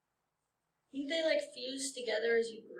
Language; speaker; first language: English; native; English